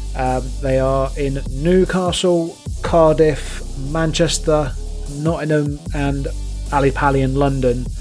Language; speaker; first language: English; native; English